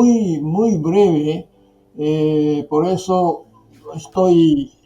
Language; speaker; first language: Spanish; non-native, fluent; Japanese